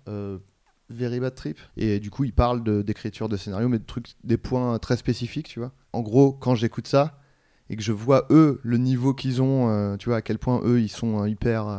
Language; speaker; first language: French; native; French